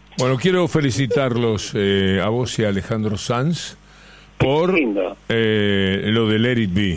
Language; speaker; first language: Spanish; native; Spanish